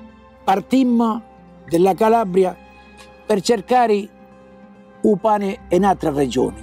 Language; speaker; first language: Italian; early bilingual, heritage; Italian